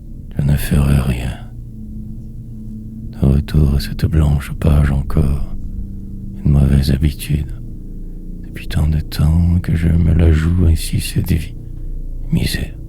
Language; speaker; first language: French; native; French